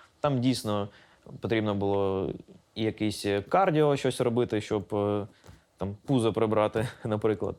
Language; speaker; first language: Ukrainian; non-native, local second language; Russian